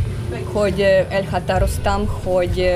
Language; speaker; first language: Hungarian; non-native, fluent; Russian